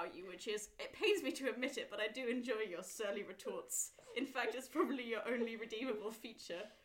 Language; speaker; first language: English; native; English